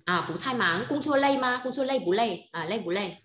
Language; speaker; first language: Chinese; non-native, fluent; Vietnamese